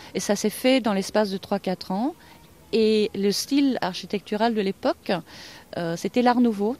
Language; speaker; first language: French; non-native, fluent; Norwegian